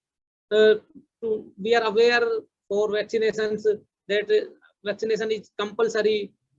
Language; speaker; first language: English; non-native, learner; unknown